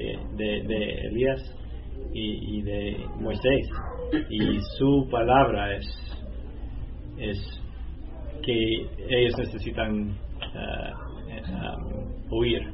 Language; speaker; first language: Spanish; non-native, learner; English